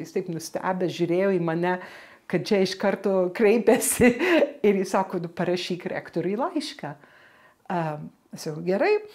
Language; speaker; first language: Lithuanian; early bilingual, heritage; Lithuanian